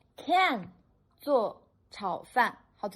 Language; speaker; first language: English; non-native, fluent; Chinese